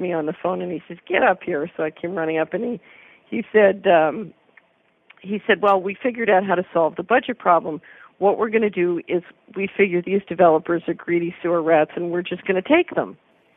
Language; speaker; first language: English; native; English